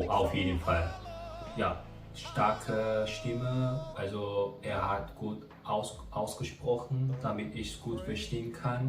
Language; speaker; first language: German; non-native, learner; Korean